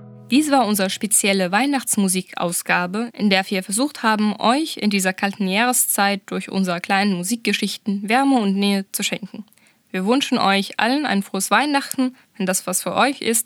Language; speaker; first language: German; non-native, fluent; Arabic